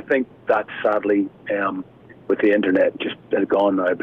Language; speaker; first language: English; native; English